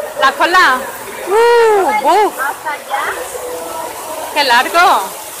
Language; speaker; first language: Spanish; non-native, learner; English